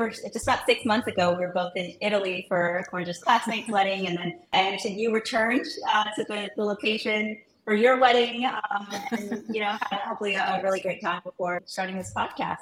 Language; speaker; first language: English; early bilingual, other home language; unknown